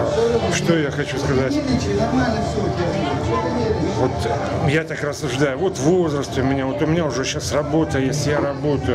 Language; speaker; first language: Russian; native; Russian